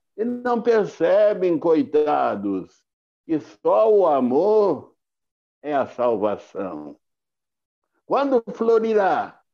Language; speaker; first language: Portuguese; native; Portuguese